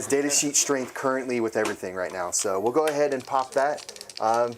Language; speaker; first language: English; native; English